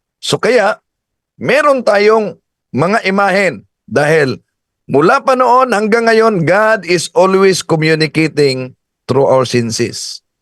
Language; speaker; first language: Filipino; native; Filipino